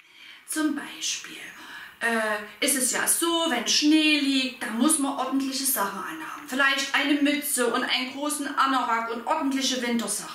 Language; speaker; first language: German; native; German